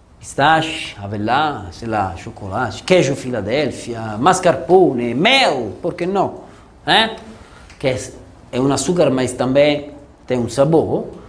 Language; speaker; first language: Portuguese; non-native, fluent; Italian